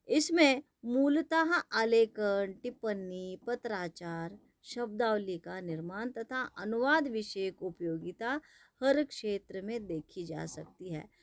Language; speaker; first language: Hindi; non-native, local second language; Marathi